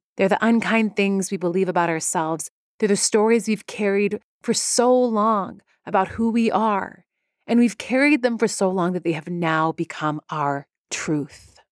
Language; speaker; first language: English; early bilingual, other home language; Persian